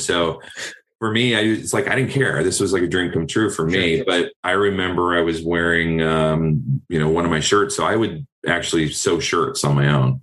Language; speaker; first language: English; native; English